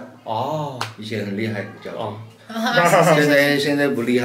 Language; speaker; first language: Chinese; non-native, local second language; Hakka Chinese